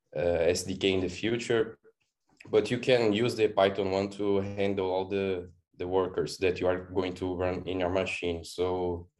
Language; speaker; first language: English; non-native, fluent; Portuguese